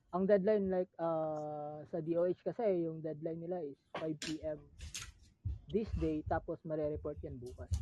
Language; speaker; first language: Filipino; non-native, local second language; Cebuano